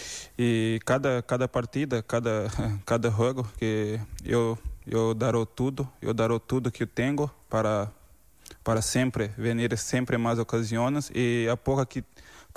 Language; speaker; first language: Spanish; non-native, learner; Portuguese